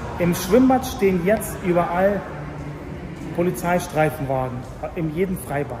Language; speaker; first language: German; early bilingual, other home language; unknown